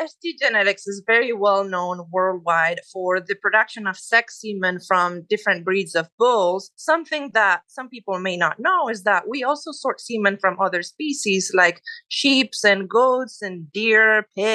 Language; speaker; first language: English; non-native, fluent; Spanish